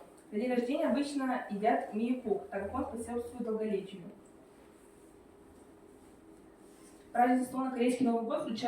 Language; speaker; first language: Russian; native; Russian